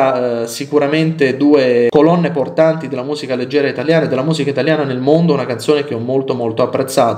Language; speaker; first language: Italian; native; Italian